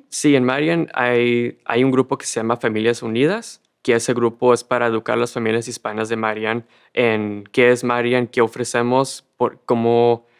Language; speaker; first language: Spanish; early bilingual, heritage; Spanish